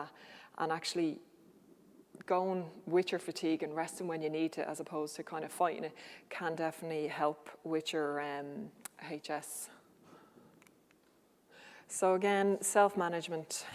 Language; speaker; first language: English; native; English